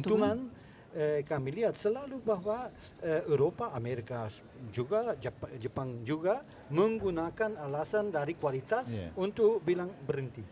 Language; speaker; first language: Indonesian; non-native, fluent; Dutch